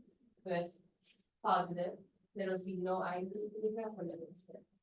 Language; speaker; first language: Spanish; non-native, learner; English